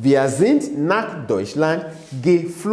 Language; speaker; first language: German; non-native, fluent; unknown